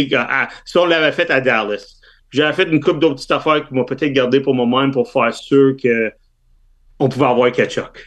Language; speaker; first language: French; native; French